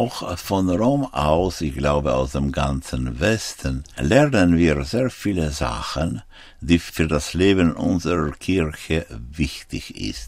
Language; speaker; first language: German; non-native, fluent; Ukrainian